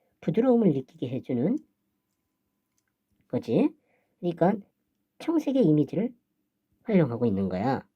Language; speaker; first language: Korean; native; Korean